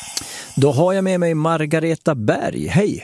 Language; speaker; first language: Swedish; native; Swedish